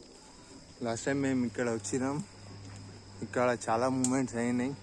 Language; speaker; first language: Telugu; non-native, local second language; Hindi